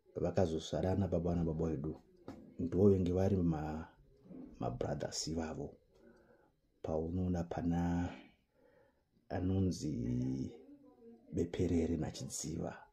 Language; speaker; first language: Shona; native; Shona